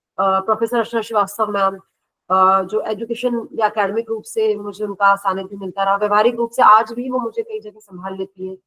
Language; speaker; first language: Hindi; native; Hindi